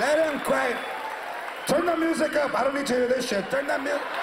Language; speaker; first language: English; early bilingual, other home language; Spanish